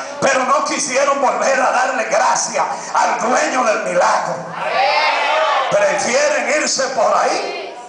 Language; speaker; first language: Spanish; native; Spanish